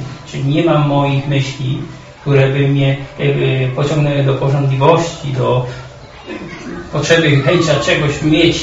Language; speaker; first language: Polish; native; Polish